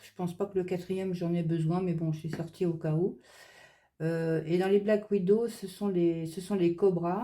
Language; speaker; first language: French; native; French